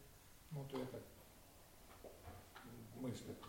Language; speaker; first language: Polish; non-native, learner; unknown